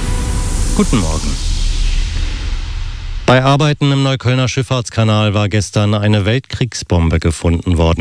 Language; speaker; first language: German; native; German